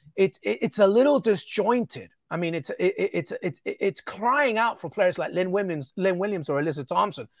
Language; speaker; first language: English; native; English